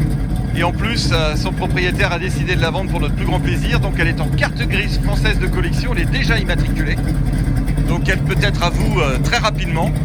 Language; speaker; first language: French; native; French